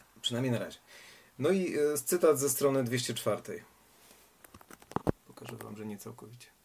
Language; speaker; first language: Polish; native; Polish